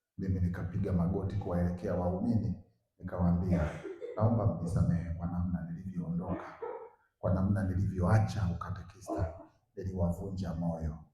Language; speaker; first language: Swahili; native; Swahili